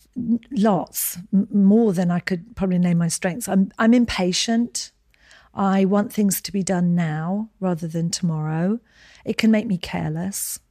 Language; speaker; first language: English; native; English